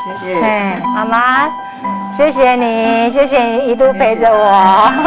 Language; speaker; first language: Chinese; native; Chinese